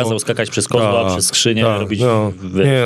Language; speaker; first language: Polish; native; Polish